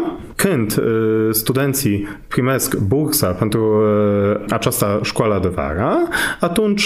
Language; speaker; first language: Romanian; non-native, fluent; Polish